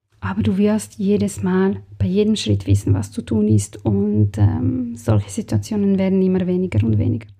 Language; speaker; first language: German; non-native, fluent; Serbian